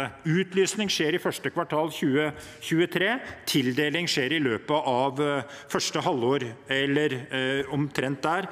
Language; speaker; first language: Norwegian; native; Norwegian